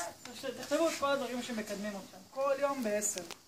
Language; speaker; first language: Hebrew; native; Hebrew